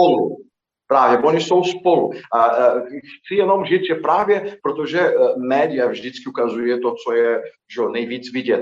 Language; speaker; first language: Czech; non-native, fluent; Portuguese